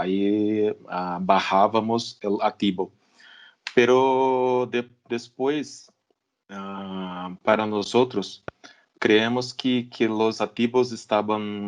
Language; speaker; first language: Spanish; non-native, fluent; Portuguese